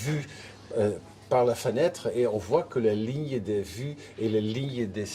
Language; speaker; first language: French; non-native, fluent; Dutch